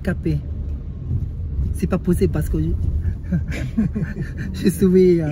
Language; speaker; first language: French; non-native, learner; Filipino